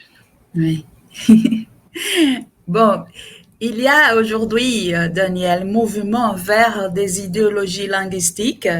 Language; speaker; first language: French; non-native, fluent; Portuguese